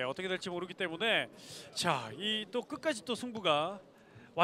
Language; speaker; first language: Korean; native; Korean